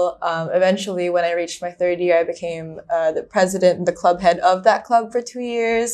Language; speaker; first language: English; non-native, local second language; Filipino